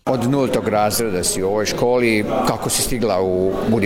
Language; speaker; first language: Serbian; native; Serbian